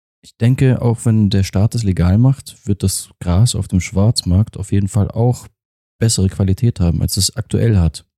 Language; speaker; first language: German; native; German